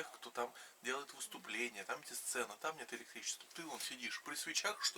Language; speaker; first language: Russian; native; Russian